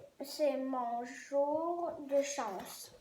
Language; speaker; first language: French; non-native, learner; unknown